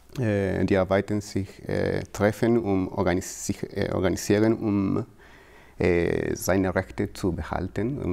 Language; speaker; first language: German; non-native, fluent; Spanish